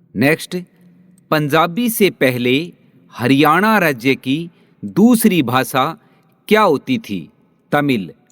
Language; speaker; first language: Hindi; native; Hindi